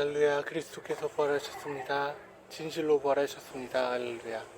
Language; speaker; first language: Korean; native; Korean